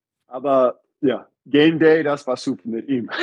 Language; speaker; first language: German; non-native, fluent; English